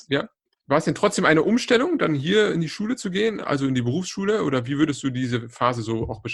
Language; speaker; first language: German; native; German